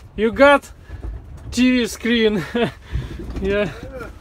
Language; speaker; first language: English; non-native, learner; Russian